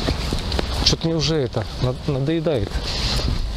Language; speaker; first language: Russian; native; Russian